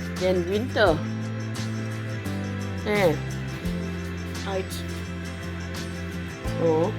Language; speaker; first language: Swedish; non-native, learner; Thai